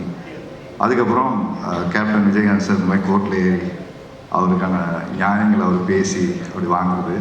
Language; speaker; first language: Tamil; native; Tamil